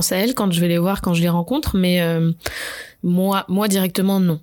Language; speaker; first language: French; native; French